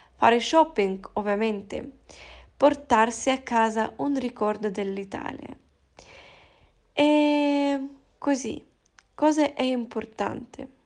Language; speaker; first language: Italian; non-native, fluent; Russian